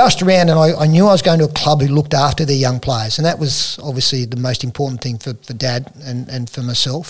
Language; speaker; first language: English; native; English